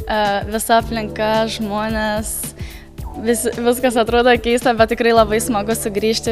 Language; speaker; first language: Lithuanian; native; Lithuanian